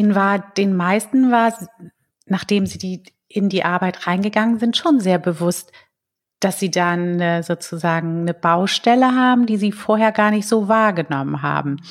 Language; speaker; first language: German; native; German